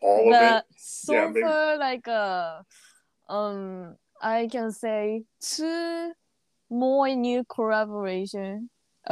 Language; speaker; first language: English; non-native, learner; Japanese